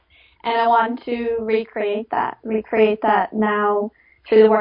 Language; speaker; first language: English; native; English